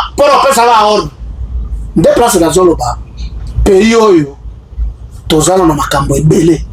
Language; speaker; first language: Lingala; non-native, local second language; Swahili